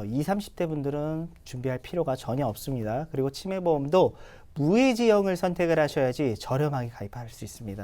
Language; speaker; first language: Korean; native; Korean